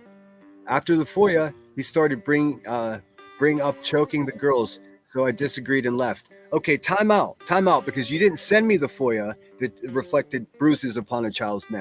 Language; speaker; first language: English; native; English